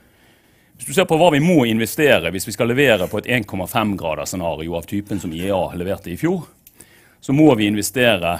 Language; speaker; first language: Norwegian; native; Norwegian